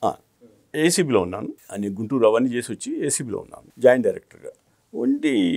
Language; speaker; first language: Telugu; native; Telugu